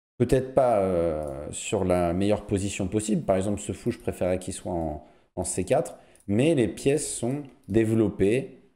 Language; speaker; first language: French; native; French